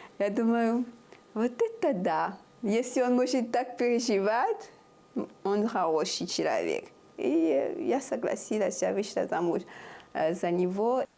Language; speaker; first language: Russian; non-native, fluent; French